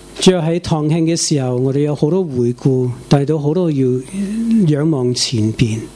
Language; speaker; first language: Chinese; non-native, fluent; English